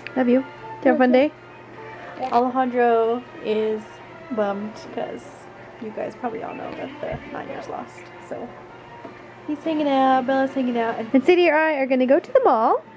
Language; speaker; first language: English; native; English